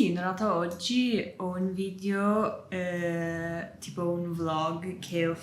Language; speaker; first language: Italian; non-native, learner; English